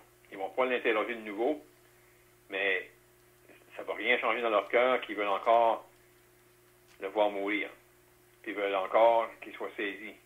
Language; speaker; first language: French; native; French